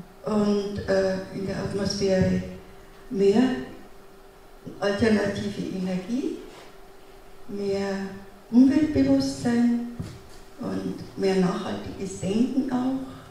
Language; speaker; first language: German; non-native, fluent; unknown